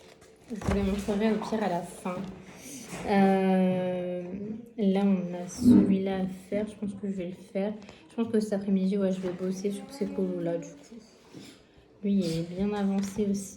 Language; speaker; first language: French; native; French